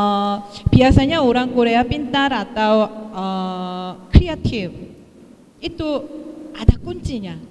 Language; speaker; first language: Indonesian; non-native, fluent; Korean